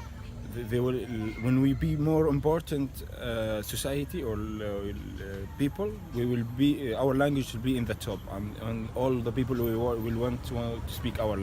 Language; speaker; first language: English; non-native, learner; Arabic